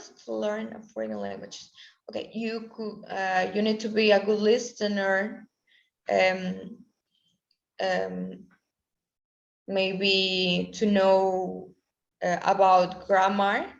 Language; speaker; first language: English; non-native, learner; Spanish